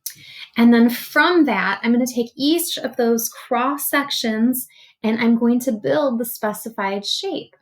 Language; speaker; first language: English; native; English